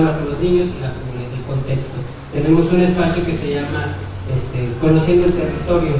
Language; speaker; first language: Spanish; non-native, local second language; Tzotzil